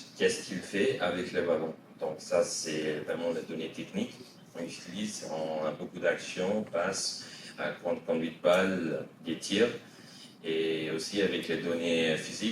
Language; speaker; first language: French; non-native, fluent; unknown